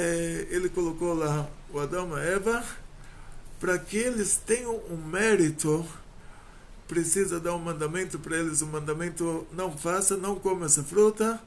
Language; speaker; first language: Portuguese; native; Portuguese